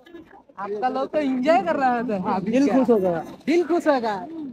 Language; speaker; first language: Hindi; non-native, learner; Bangla